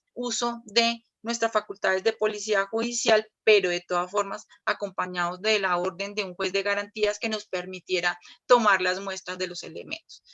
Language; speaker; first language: Spanish; native; Spanish